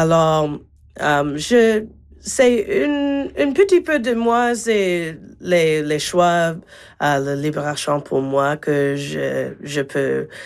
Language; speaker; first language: French; non-native, learner; English